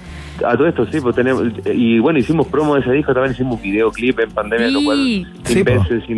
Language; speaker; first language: Spanish; native; Spanish